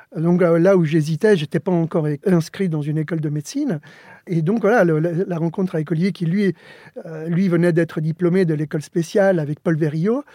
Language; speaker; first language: French; early bilingual, other home language; Spanish